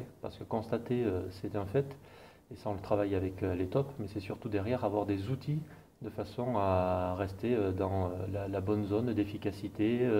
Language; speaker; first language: French; native; French